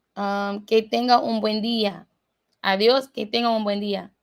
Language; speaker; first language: Spanish; non-native, learner; English